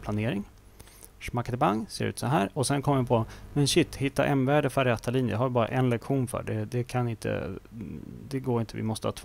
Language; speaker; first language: Swedish; native; Swedish